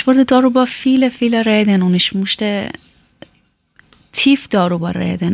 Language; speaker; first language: German; non-native, learner; Persian